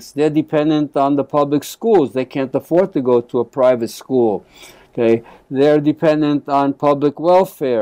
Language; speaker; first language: English; early bilingual, other home language; Spanish